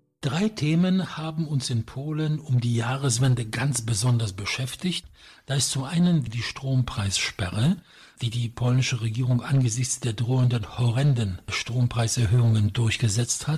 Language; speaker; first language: German; non-native, fluent; Polish